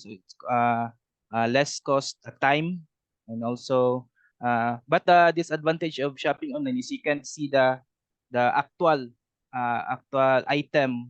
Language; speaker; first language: English; non-native, learner; Cebuano